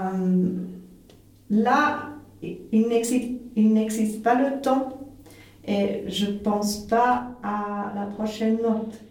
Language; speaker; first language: French; non-native, fluent; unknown